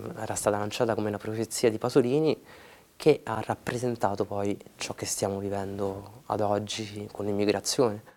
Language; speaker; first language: Italian; early bilingual, other home language; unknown